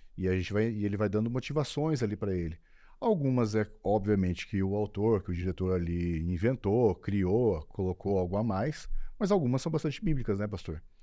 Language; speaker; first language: Portuguese; native; Portuguese